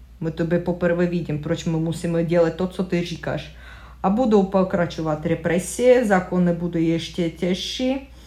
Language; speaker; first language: Czech; non-native, learner; Russian